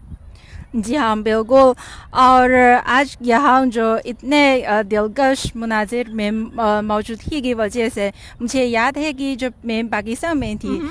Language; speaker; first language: Hindi; non-native, fluent; Chinese